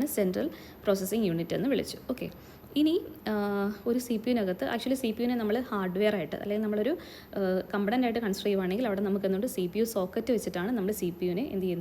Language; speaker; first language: Malayalam; native; Malayalam